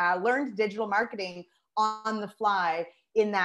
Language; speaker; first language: English; native; English